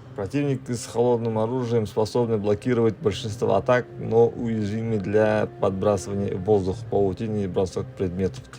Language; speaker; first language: Russian; non-native, local second language; Kazakh